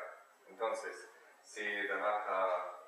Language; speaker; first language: Spanish; non-native, learner; German